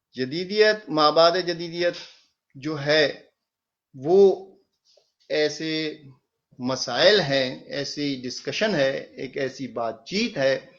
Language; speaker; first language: Urdu; native; Urdu